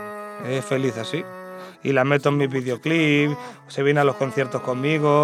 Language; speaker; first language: Spanish; native; Spanish